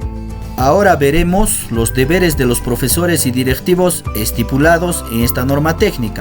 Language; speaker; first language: Spanish; native; Spanish